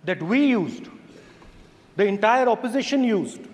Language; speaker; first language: English; non-native, local second language; Hindi